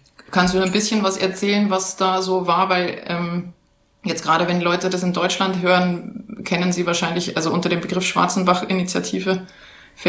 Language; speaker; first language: German; native; German